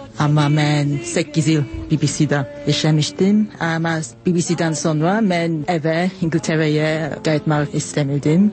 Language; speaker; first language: Azerbaijani; non-native, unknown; English